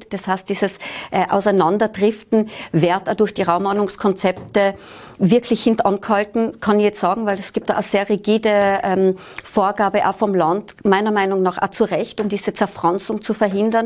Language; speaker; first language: German; native; German